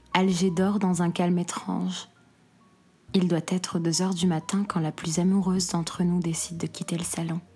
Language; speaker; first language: French; non-native, local second language; Arabic